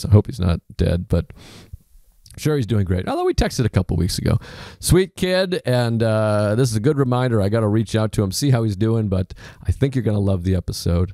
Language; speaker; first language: English; native; English